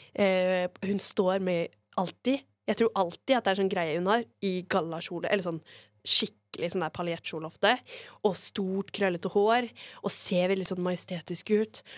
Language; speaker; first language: Norwegian; native; Norwegian